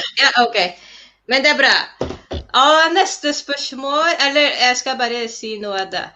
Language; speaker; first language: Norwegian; non-native, fluent; Filipino